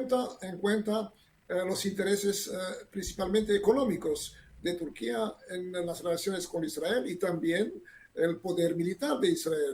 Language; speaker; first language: Spanish; non-native, fluent; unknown